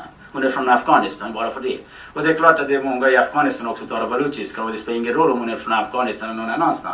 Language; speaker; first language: Swedish; non-native, fluent; Baluchi